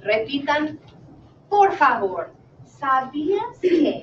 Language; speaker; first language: Spanish; non-native, fluent; English